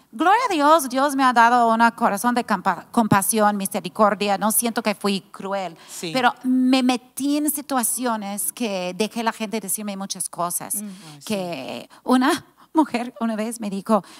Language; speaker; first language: Spanish; non-native, fluent; English